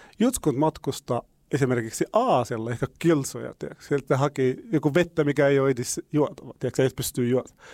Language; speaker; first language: Finnish; non-native, fluent; Arabic